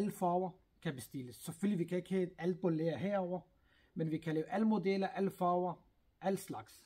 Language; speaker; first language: Danish; non-native, fluent; Kurdish